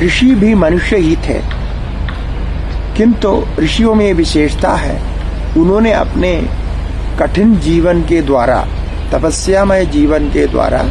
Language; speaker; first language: Hindi; non-native, local second language; Malayalam